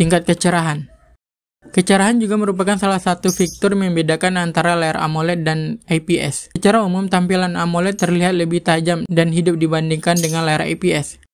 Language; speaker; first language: Indonesian; native; Indonesian